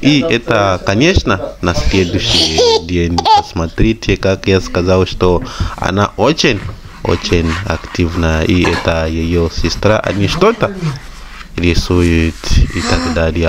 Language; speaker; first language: Russian; non-native, fluent; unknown